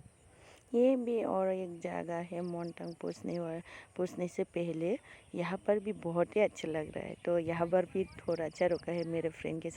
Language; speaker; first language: Hindi; non-native, local second language; Kok Borok